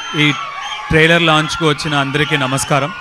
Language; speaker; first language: Telugu; non-native, learner; Tamil